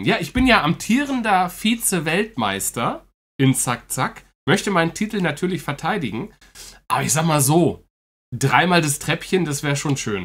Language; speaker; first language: German; native; German